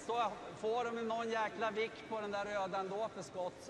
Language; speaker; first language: Swedish; native; Swedish